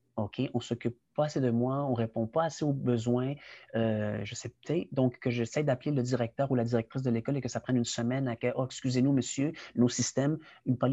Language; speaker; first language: French; early bilingual, other home language; Spanish